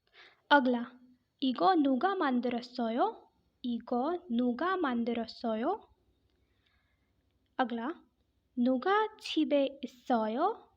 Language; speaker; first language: Korean; non-native, fluent; Hindi